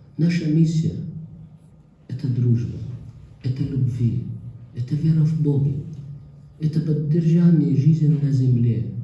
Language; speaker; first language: Russian; non-native, fluent; Arabic